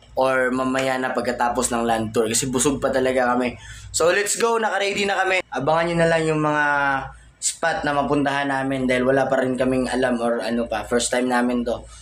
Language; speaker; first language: Filipino; non-native, local second language; Cebuano